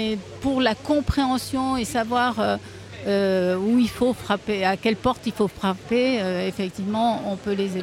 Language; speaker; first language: French; native; French